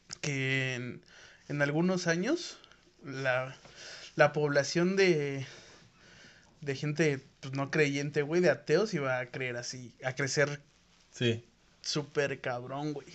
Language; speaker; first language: Spanish; native; Spanish